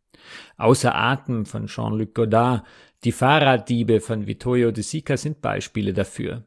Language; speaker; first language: German; native; German